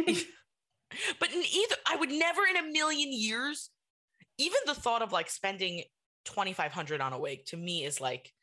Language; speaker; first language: English; native; English